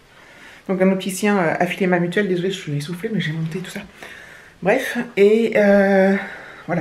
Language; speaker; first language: French; native; French